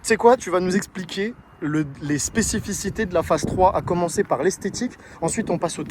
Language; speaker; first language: French; native; French